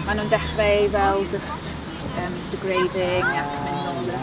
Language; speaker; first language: Welsh; non-native, fluent; English